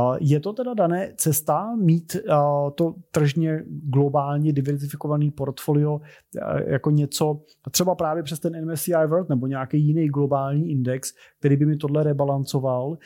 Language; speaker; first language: Czech; native; Czech